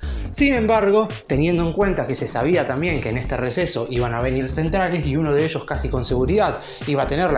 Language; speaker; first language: Spanish; native; Spanish